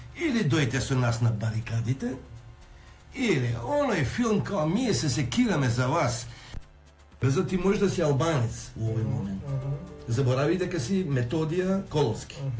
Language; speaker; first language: Macedonian; non-native, local second language; Albanian